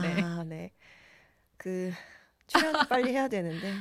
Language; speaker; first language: Korean; native; Korean